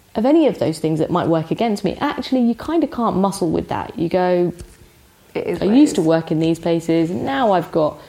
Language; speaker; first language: English; native; English